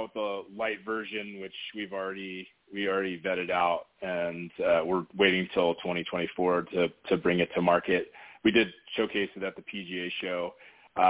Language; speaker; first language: English; native; English